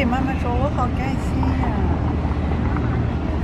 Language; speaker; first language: Chinese; native; Chinese